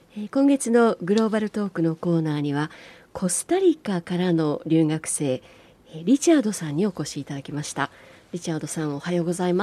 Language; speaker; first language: Japanese; native; Japanese